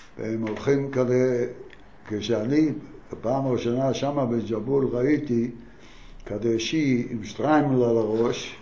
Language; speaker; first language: Hebrew; non-native, fluent; Yiddish